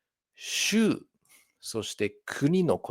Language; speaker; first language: Japanese; non-native, fluent; English